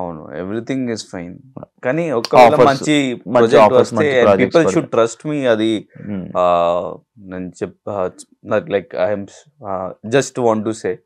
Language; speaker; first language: Telugu; non-native, learner; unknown